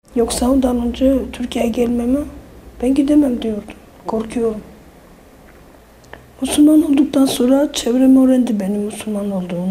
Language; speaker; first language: Turkish; non-native, fluent; Armenian